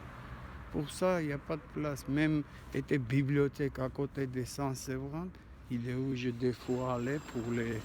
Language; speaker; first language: French; non-native, learner; Armenian